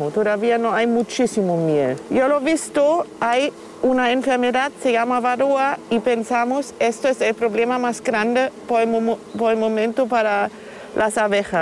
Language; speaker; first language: Spanish; non-native, fluent; German